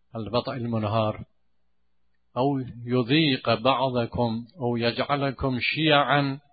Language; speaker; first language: Arabic; non-native, fluent; Persian